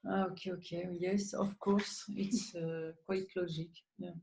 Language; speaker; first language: English; non-native, learner; French